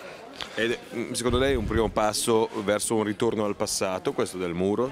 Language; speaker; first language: Italian; native; Italian